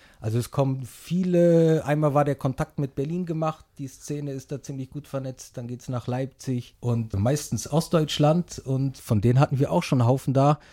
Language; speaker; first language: German; native; German